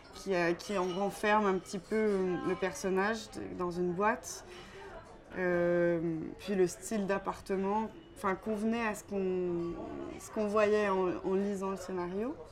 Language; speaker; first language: French; native; French